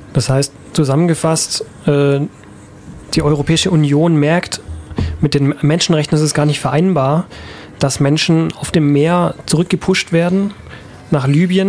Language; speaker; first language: German; native; German